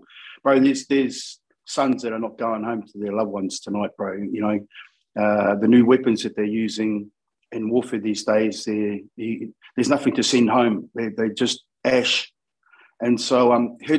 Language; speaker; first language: English; native; English